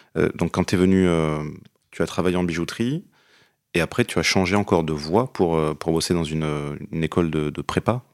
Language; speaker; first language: French; native; French